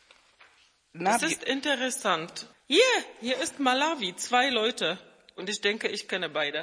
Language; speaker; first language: German; non-native, fluent; Czech